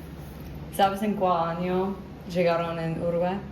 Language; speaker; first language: Spanish; non-native, learner; English